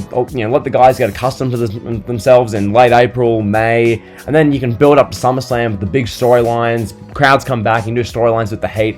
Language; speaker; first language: English; native; English